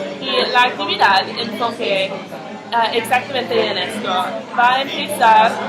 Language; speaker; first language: Spanish; non-native, learner; English